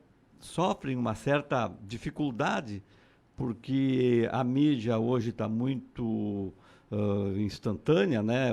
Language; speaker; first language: Portuguese; native; Portuguese